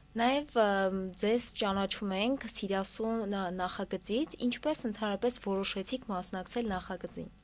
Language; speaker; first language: Armenian; native; Armenian